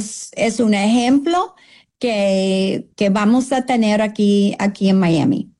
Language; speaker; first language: Spanish; non-native, fluent; English